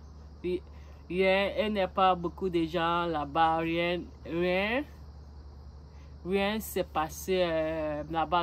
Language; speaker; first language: French; non-native, learner; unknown